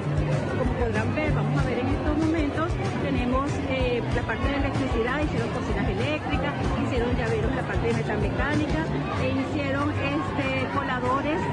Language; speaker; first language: Spanish; native; Spanish